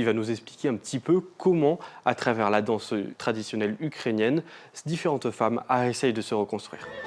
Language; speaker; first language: French; native; French